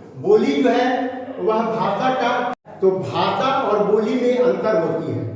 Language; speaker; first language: Hindi; native; Hindi